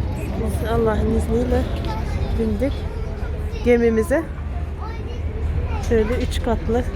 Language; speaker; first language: Turkish; native; Turkish